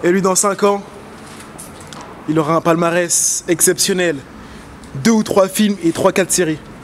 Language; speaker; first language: French; native; French